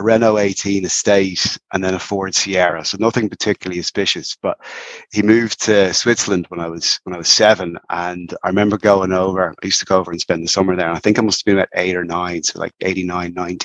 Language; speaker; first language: English; native; English